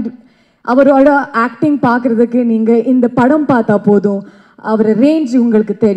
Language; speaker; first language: Tamil; non-native, learner; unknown